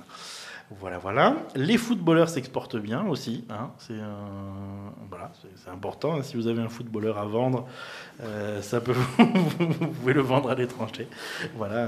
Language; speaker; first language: French; native; French